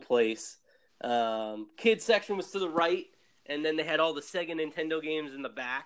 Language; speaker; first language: English; native; English